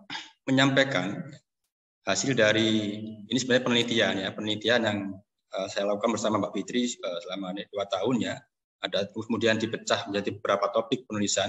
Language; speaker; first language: Indonesian; native; Indonesian